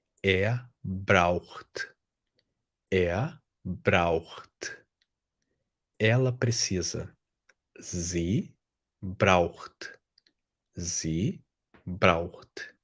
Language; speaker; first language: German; non-native, fluent; Portuguese